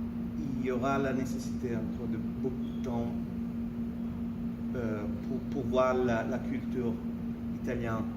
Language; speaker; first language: French; non-native, fluent; Italian